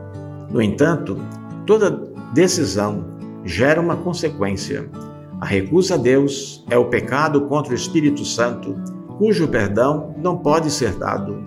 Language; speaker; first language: Portuguese; native; Portuguese